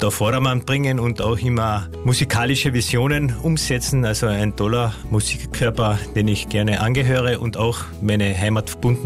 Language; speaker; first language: German; native; German